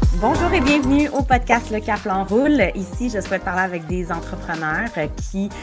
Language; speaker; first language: French; native; French